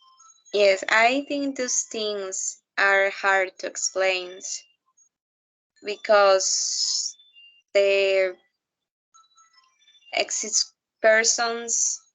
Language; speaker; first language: English; non-native, learner; Spanish